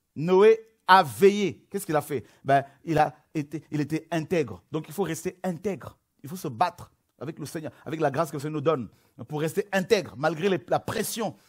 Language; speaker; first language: French; non-native, local second language; Lingala